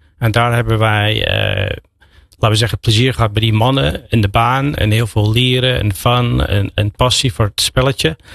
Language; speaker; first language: Dutch; non-native, fluent; English